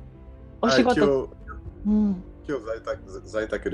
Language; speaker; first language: Japanese; non-native, learner; French